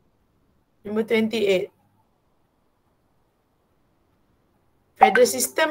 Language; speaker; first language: English; non-native, fluent; Malay